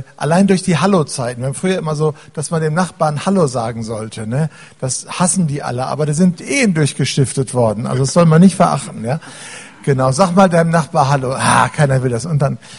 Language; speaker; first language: German; native; German